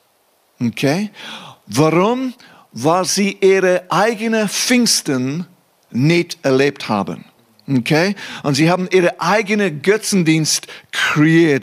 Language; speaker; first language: German; non-native, fluent; English